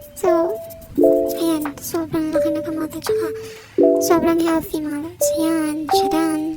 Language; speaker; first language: Filipino; non-native, local second language; Cebuano